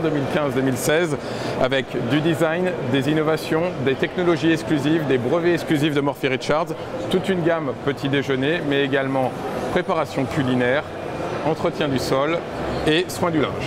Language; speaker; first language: French; native; French